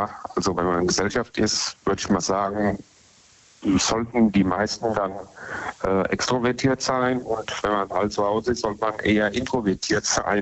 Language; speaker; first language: German; native; German